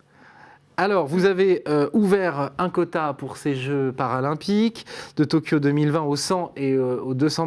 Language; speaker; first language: French; native; French